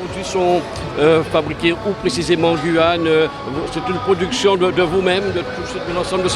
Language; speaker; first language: French; native; French